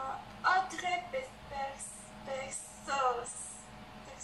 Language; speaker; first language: French; non-native, learner; Spanish